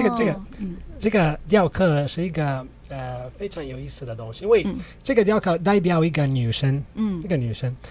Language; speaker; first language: Chinese; non-native, learner; Italian